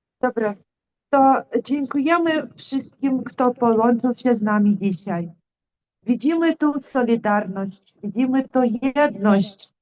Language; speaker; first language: Polish; non-native, fluent; Ukrainian